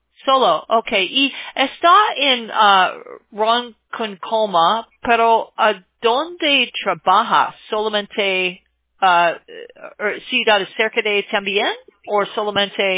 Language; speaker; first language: Spanish; non-native, learner; English